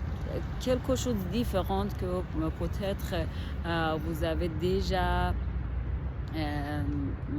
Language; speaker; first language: French; non-native, learner; Persian